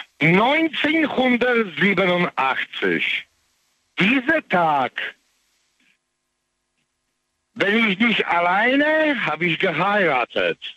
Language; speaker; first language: German; non-native, learner; Polish